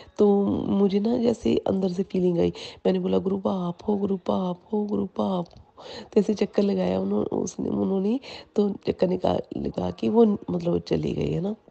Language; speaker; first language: Hindi; non-native, local second language; Punjabi